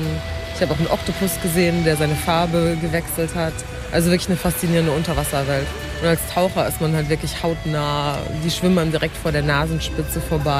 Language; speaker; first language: German; native; German